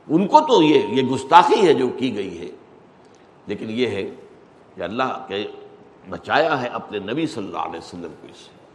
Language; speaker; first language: Urdu; native; Urdu